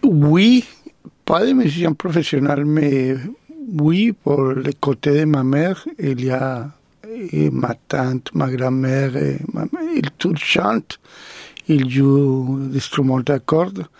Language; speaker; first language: French; non-native, fluent; Spanish